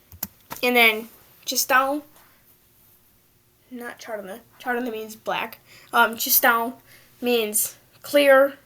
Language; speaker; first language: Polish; non-native, learner; English